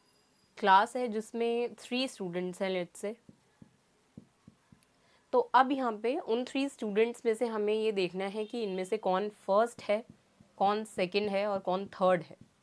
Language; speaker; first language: Hindi; native; Hindi